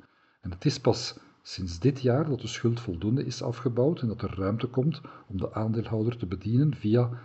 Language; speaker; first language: Dutch; native; Dutch